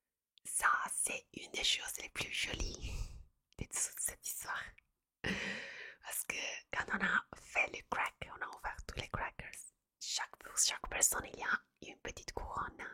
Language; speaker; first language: French; non-native, fluent; Italian